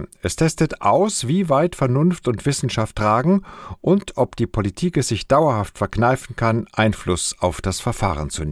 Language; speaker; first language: German; native; German